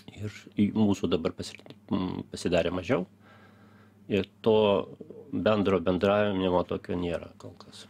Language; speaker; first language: Lithuanian; early bilingual, heritage; Lithuanian